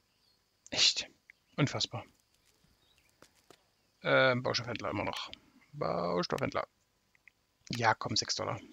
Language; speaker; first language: German; native; German